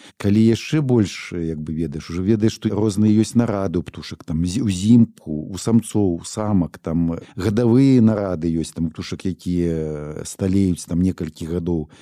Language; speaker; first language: Belarusian; non-native, local second language; Russian